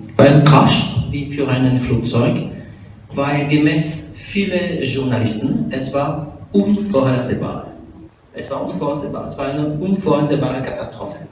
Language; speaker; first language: German; non-native, fluent; French